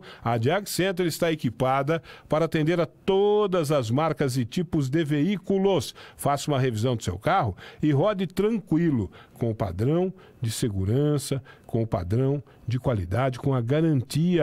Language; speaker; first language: Portuguese; native; Portuguese